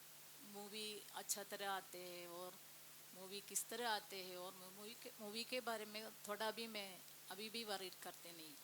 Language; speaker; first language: Hindi; non-native, local second language; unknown